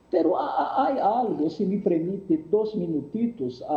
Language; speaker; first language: Spanish; non-native, fluent; Portuguese